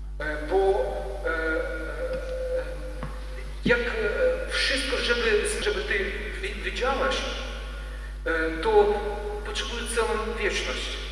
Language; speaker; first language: Polish; non-native, learner; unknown